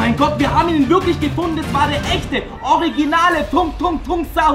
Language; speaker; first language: German; native; German